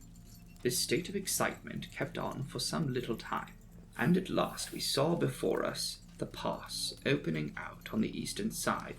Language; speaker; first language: English; native; English